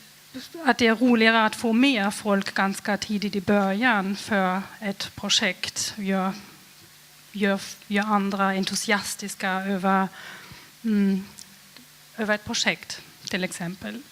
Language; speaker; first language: Swedish; non-native, fluent; German